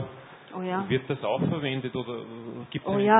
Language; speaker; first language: German; native; German